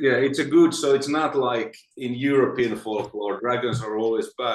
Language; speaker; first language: English; non-native, fluent; Finnish